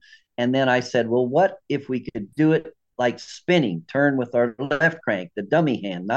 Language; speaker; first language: English; native; English